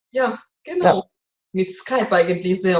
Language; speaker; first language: German; non-native, fluent; Russian